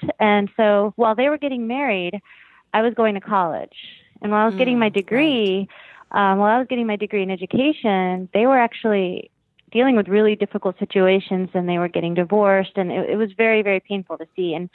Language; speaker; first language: English; native; English